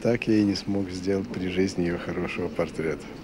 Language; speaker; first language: Russian; native; Russian